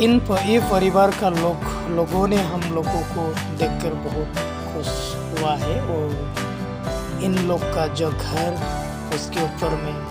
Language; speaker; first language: Hindi; non-native, local second language; Bodo